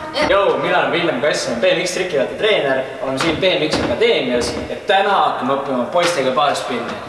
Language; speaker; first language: Estonian; native; Estonian